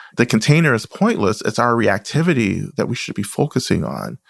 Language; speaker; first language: English; native; English